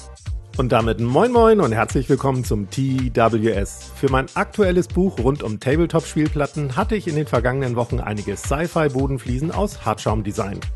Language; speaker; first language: German; native; German